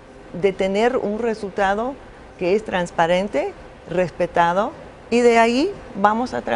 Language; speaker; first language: Spanish; non-native, fluent; English